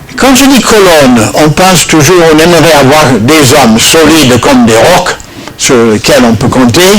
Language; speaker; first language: French; non-native, fluent; English